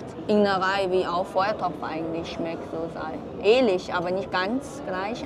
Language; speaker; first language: German; non-native, learner; Chinese